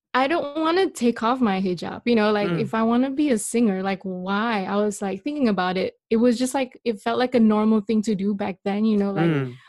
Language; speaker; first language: English; non-native, local second language; Malay